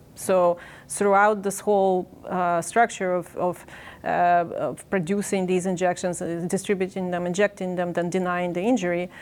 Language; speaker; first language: English; non-native, fluent; Ukrainian